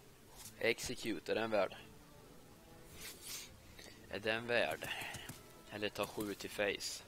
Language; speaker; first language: Swedish; native; Swedish